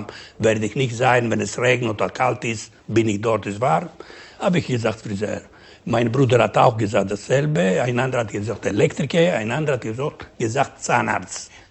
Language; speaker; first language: German; non-native, learner; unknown